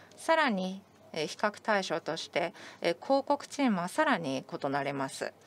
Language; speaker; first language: Japanese; non-native, fluent; English